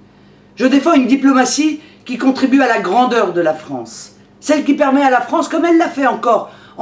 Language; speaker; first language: French; native; French